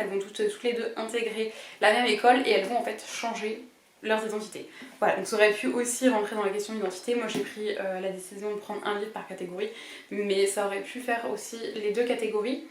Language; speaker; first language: French; native; French